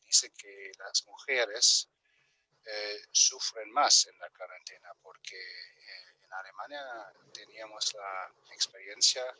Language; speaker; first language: Spanish; non-native, fluent; German